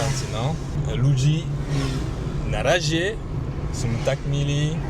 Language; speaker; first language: Polish; non-native, learner; French